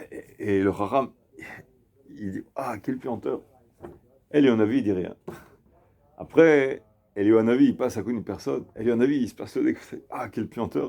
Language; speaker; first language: French; native; French